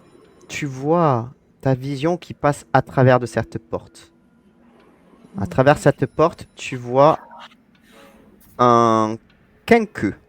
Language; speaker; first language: French; native; French